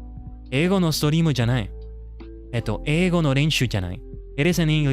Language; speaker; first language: Japanese; non-native, learner; English